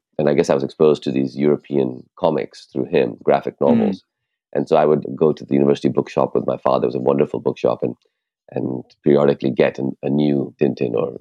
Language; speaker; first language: English; non-native, local second language; Urdu